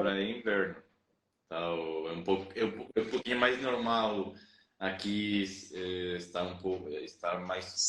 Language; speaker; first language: Portuguese; non-native, fluent; Spanish